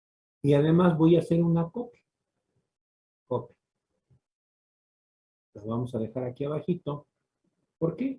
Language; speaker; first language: Spanish; native; Spanish